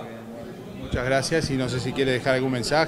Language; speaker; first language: Spanish; native; Spanish